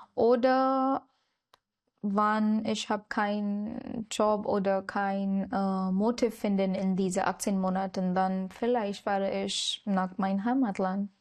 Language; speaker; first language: German; non-native, learner; Marathi